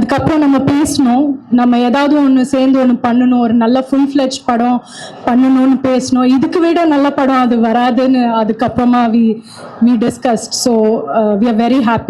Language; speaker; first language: Tamil; non-native, fluent; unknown